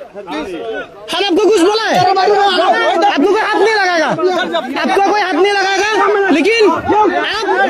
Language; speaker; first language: Hindi; non-native, learner; Bangla